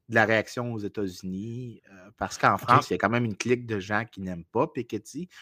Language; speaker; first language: French; native; French